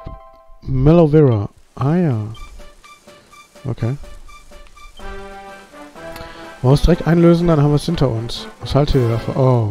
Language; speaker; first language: German; native; German